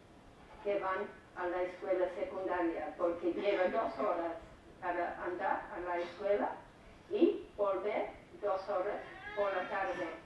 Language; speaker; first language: Spanish; non-native, fluent; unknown